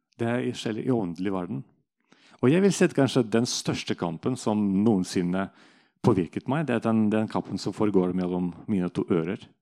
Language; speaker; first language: Norwegian; non-native, fluent; Russian